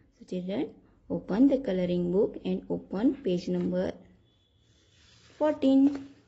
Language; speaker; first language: English; non-native, local second language; Gujarati